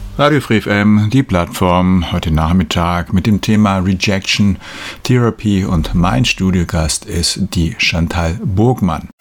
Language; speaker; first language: German; native; German